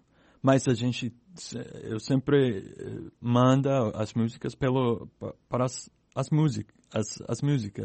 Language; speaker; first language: Portuguese; non-native, learner; English